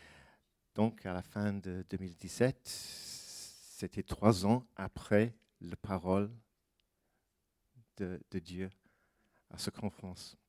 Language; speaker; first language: French; non-native, fluent; English